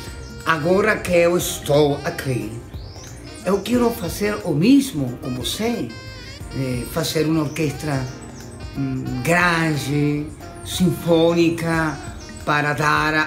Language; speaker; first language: Portuguese; non-native, learner; Spanish